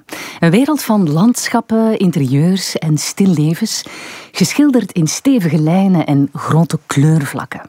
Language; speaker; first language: Dutch; native; Dutch